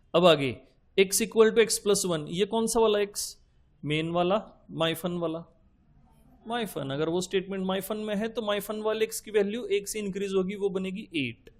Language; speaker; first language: Hindi; non-native, local second language; Marathi